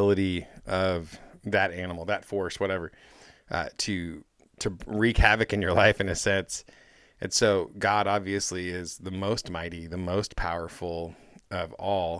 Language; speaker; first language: English; native; English